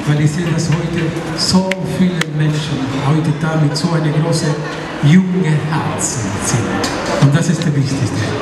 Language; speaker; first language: German; non-native, fluent; Spanish